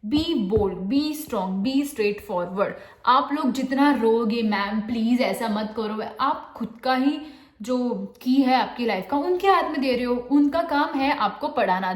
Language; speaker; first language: Hindi; non-native, local second language; Marathi